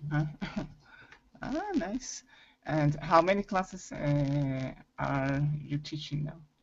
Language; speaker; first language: English; non-native, learner; Spanish